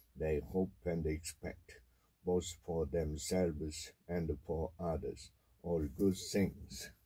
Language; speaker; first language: English; non-native, fluent; Korean